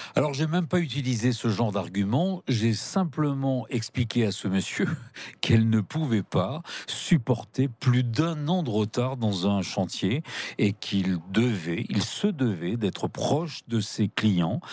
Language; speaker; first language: French; native; French